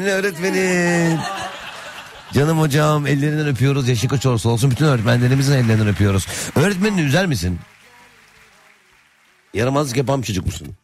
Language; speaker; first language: Turkish; native; Turkish